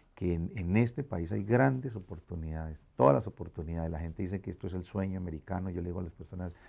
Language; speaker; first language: Spanish; native; Spanish